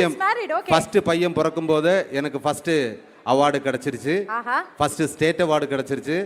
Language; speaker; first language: Tamil; non-native, learner; Malayalam